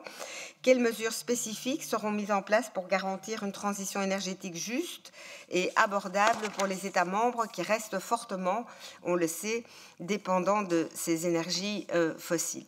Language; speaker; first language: French; native; French